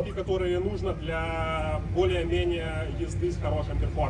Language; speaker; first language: Russian; native; Russian